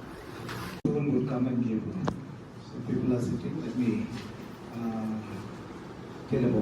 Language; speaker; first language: English; non-native, local second language; Telugu